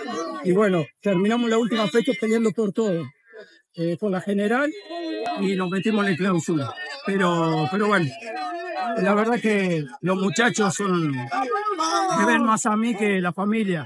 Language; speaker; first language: Spanish; native; Spanish